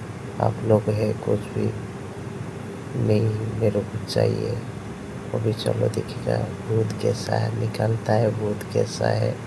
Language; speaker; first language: Hindi; non-native, local second language; Odia